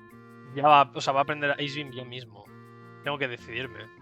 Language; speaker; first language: Spanish; native; Spanish